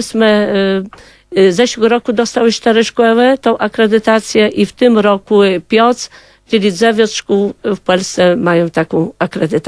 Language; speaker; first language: Polish; non-native, local second language; Kashubian